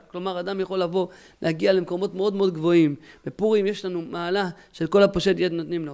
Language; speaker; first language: Hebrew; native; Hebrew